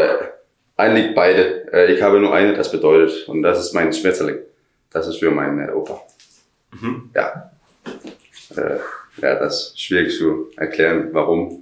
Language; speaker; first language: German; non-native, learner; Danish